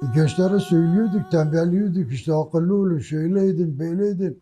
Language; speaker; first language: Turkish; non-native, local second language; Kurdish